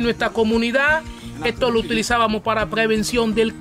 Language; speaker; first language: Spanish; native; Spanish